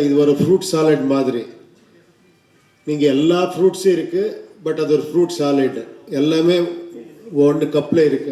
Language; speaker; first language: Tamil; non-native, fluent; Kannada